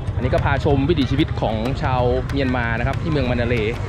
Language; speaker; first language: Thai; native; Thai